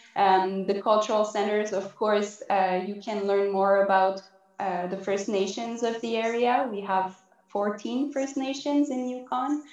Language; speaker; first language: English; non-native, fluent; French